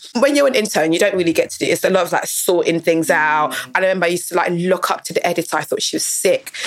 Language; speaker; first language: English; native; English